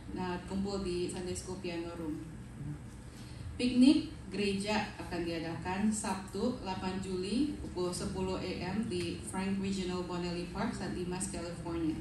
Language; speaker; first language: Indonesian; native; Indonesian